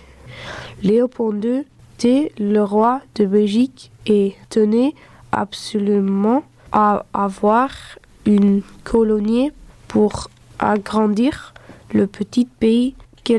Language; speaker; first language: French; early bilingual, other home language; Dutch